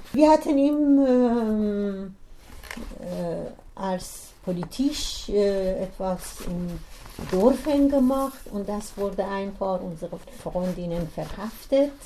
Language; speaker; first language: German; non-native, learner; Persian